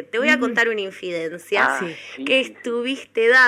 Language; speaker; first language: Spanish; native; Spanish